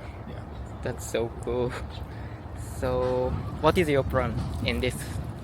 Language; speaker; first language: English; non-native, learner; Japanese